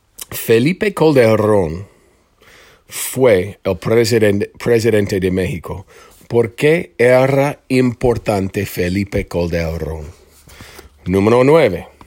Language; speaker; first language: Spanish; non-native, fluent; English